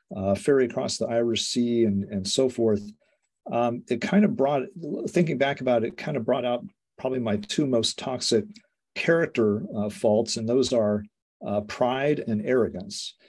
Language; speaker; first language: English; native; English